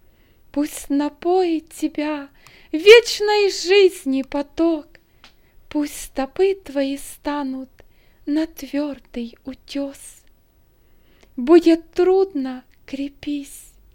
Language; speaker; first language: Russian; native; Russian